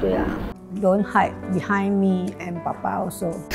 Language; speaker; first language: English; non-native, local second language; Chinese